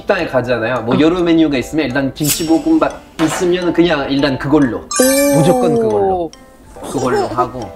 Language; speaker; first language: Korean; non-native, fluent; French